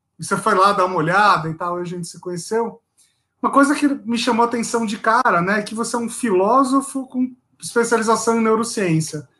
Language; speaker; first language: Portuguese; native; Portuguese